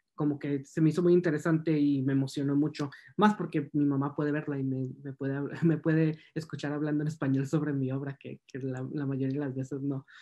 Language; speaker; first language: Spanish; native; Spanish